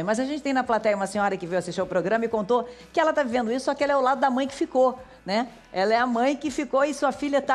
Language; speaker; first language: Portuguese; native; Portuguese